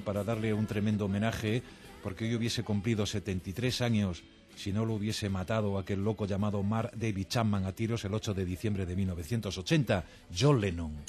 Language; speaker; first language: Spanish; native; Spanish